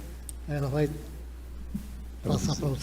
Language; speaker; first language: Portuguese; non-native, local second language; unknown